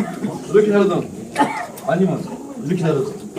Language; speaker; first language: Korean; native; Korean